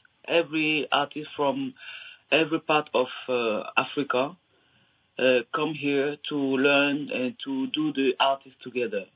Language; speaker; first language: English; non-native, learner; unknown